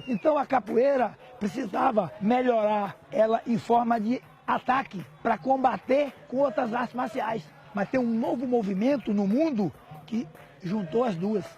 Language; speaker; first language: Portuguese; native; Portuguese